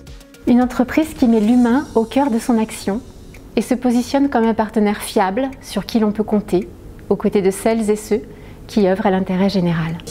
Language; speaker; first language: French; native; French